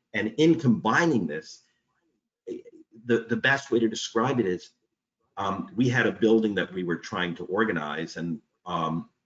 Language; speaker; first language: English; native; English